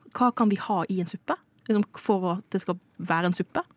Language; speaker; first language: Norwegian; non-native, fluent; Filipino